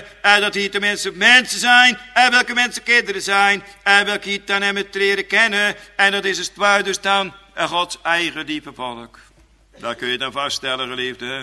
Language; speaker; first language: Dutch; native; Dutch